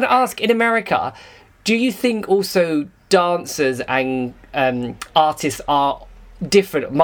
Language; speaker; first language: English; native; English